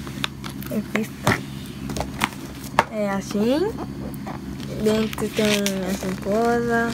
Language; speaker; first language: Portuguese; early bilingual, heritage; Portuguese